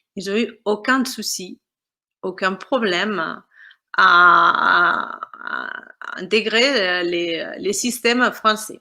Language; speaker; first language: French; non-native, fluent; Spanish